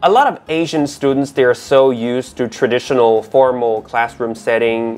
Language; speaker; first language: English; non-native, local second language; Cantonese